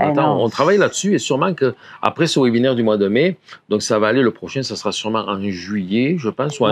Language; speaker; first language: French; native; French